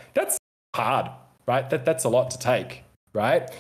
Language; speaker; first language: English; native; English